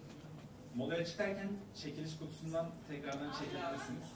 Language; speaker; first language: Turkish; native; Turkish